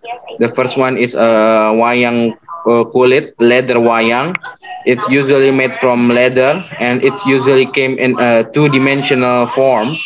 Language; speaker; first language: English; non-native, learner; Indonesian